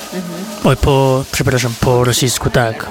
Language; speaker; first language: Polish; non-native, fluent; Kazakh